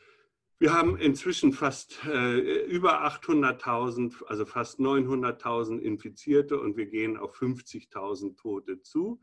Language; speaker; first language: German; native; German